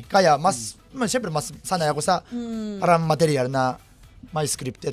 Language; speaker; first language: Filipino; non-native, learner; Japanese